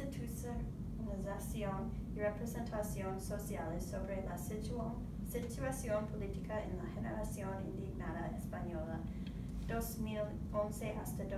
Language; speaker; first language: Spanish; non-native, learner; English